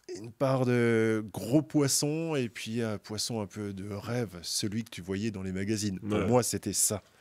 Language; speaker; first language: French; native; French